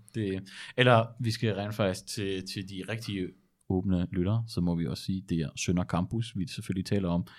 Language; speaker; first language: Danish; early bilingual, other home language; German